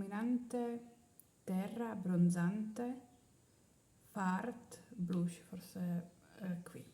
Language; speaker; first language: Italian; non-native, learner; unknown